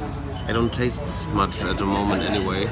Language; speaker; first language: English; non-native, fluent; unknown